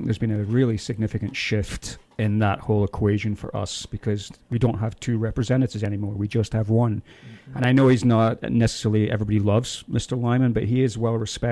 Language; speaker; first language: English; native; English